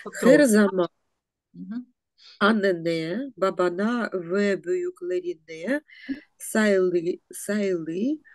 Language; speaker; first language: Turkish; non-native, fluent; Ukrainian